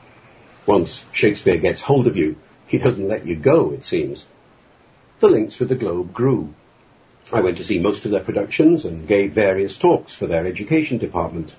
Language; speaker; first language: English; native; English